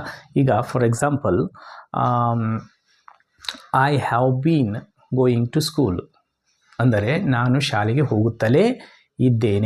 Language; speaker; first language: Kannada; native; Kannada